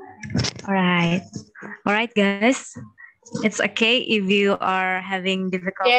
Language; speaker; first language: English; non-native, fluent; Indonesian